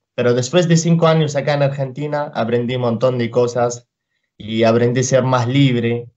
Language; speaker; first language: Spanish; non-native, fluent; Arabic